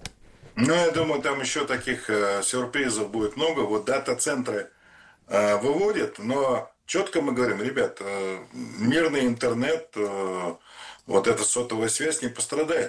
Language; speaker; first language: Russian; native; Russian